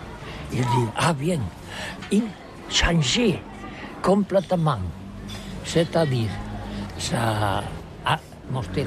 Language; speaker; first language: French; non-native, learner; Catalan